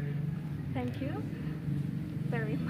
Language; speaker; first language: English; non-native, learner; Indonesian